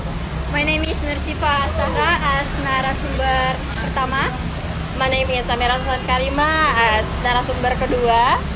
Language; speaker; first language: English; non-native, learner; Indonesian